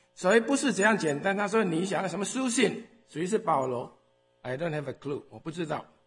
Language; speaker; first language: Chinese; early bilingual, heritage; Chinese